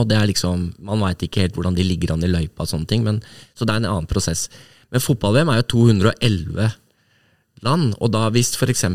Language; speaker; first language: Norwegian; native; Norwegian